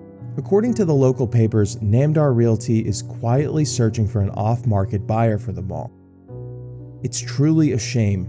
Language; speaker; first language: English; native; English